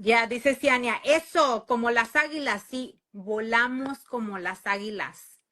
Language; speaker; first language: Spanish; early bilingual, other home language; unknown